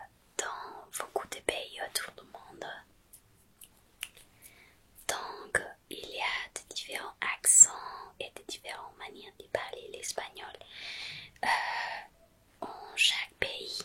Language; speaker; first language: French; non-native, fluent; Spanish